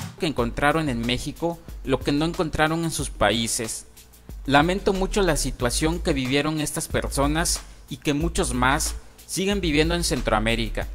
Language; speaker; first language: Spanish; native; Spanish